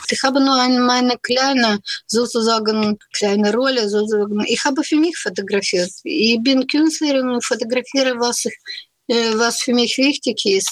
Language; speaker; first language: German; non-native, learner; Russian